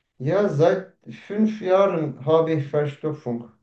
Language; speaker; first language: German; non-native, learner; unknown